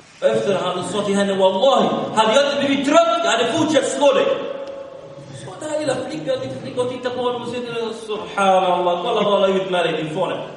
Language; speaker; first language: Swedish; early bilingual, other home language; Arabic